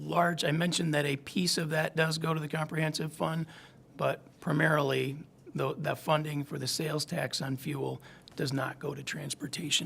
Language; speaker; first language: English; native; English